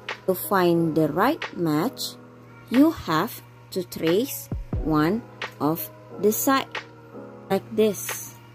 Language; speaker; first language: English; non-native, fluent; Indonesian